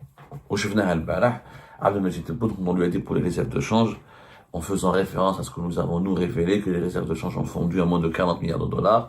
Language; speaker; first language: French; non-native, local second language; Arabic